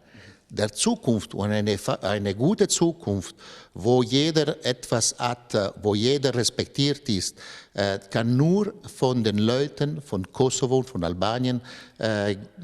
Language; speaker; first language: German; non-native, local second language; French